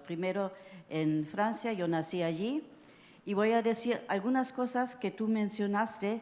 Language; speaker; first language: Spanish; early bilingual, heritage; Spanish